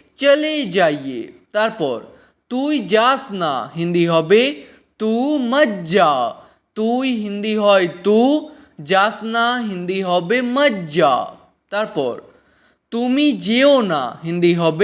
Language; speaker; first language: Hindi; non-native, local second language; Bangla